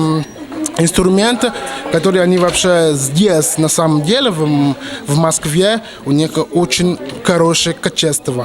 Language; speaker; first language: Russian; non-native, learner; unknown